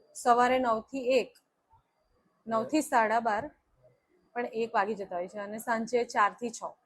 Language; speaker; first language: Gujarati; native; Gujarati